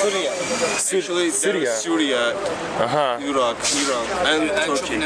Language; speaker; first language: English; non-native, learner; Kurdish